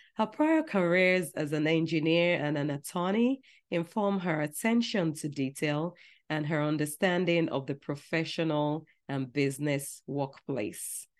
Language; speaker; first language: English; non-native, local second language; Yoruba